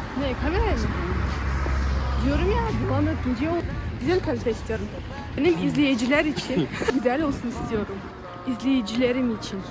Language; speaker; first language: Turkish; non-native, fluent; Russian